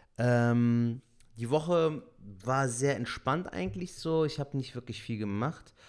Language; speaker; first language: German; early bilingual, other home language; Turkish